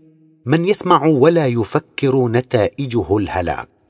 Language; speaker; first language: Arabic; native; Arabic